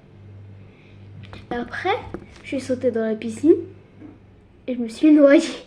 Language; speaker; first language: French; early bilingual, other home language; Arabic